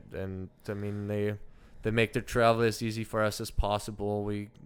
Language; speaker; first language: English; early bilingual, other home language; German